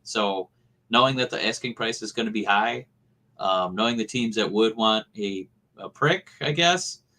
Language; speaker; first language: English; native; English